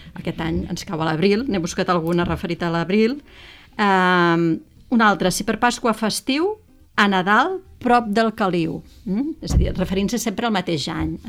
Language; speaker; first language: Catalan; native; Catalan